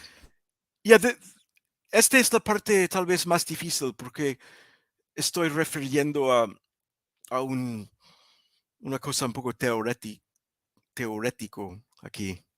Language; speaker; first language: Spanish; non-native, learner; English